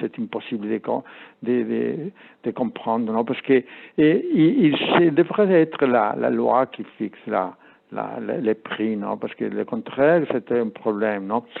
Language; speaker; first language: French; non-native, learner; Spanish